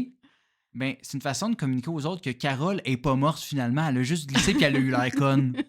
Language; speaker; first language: French; native; French